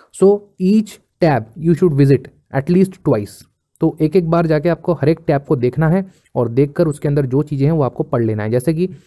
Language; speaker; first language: Hindi; native; Hindi